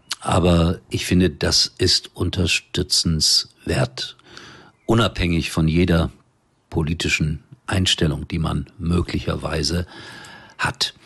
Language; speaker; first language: German; native; German